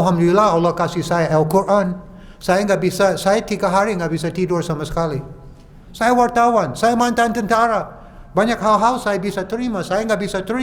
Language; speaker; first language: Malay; non-native, fluent; English